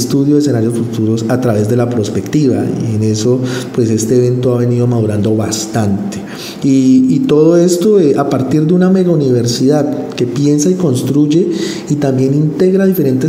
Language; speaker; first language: Spanish; native; Spanish